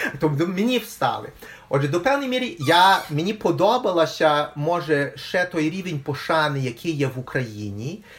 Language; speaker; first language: Ukrainian; early bilingual, heritage; Ukrainian